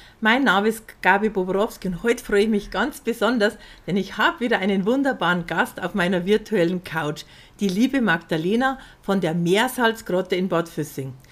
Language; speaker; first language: German; native; German